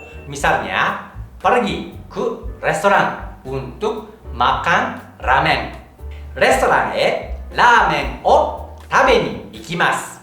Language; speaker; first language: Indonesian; non-native, fluent; Japanese